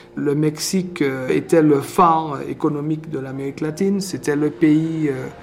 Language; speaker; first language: French; native; French